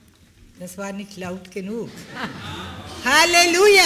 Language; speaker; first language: German; non-native, fluent; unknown